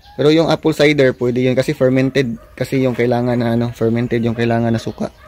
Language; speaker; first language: Filipino; non-native, local second language; Cebuano